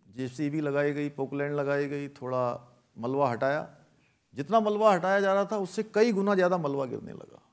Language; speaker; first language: Hindi; native; Hindi